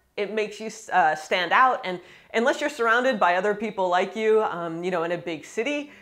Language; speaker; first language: English; native; English